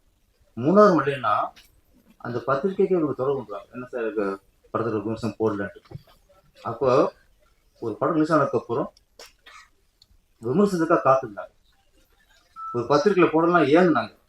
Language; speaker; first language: Tamil; native; Tamil